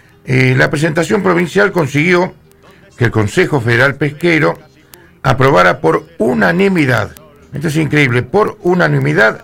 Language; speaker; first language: Spanish; native; Spanish